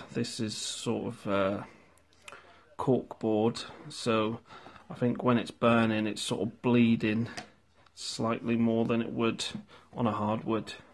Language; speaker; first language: English; native; English